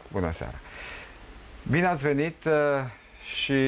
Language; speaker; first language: Romanian; native; Romanian